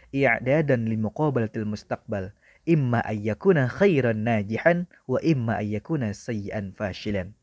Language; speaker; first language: Arabic; non-native, fluent; Indonesian